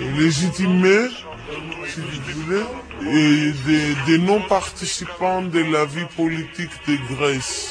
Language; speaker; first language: French; non-native, fluent; Greek